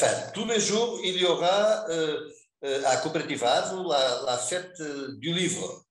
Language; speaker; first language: French; non-native, fluent; Portuguese